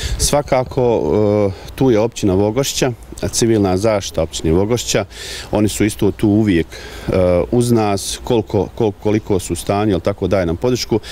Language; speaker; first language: Croatian; native; Croatian